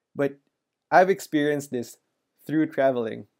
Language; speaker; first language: English; non-native, local second language; Filipino